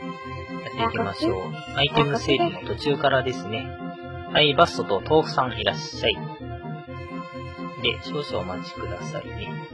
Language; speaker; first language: Japanese; native; Japanese